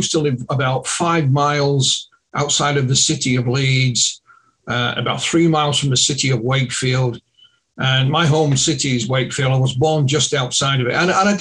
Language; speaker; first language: English; native; English